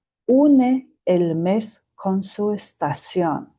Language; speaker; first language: Spanish; non-native, fluent; Mongolian